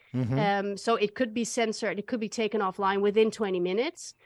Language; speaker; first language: English; non-native, fluent; Dutch